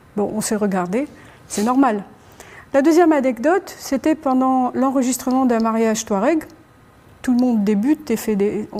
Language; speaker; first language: French; non-native, local second language; Arabic